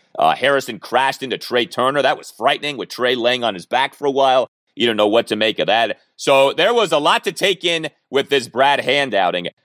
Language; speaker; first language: English; native; English